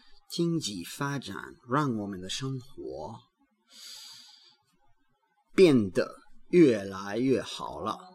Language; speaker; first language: Chinese; non-native, learner; English